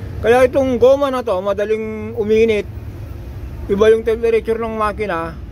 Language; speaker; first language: Filipino; native; Filipino